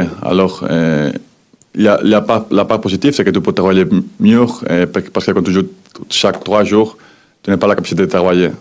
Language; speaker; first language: French; non-native, fluent; Spanish